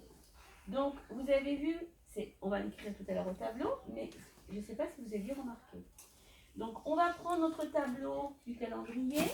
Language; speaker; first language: French; native; French